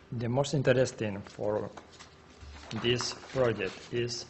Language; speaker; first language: English; non-native, learner; Spanish